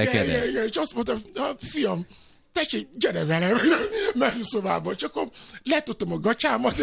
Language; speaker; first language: Hungarian; non-native, fluent; Yoruba